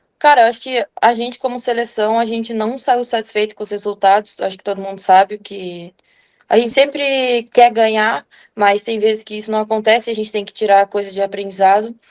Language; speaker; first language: Portuguese; native; Portuguese